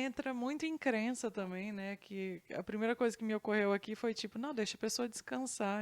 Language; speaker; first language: Portuguese; native; Portuguese